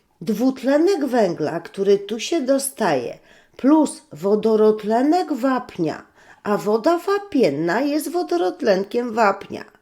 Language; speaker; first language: Polish; native; Polish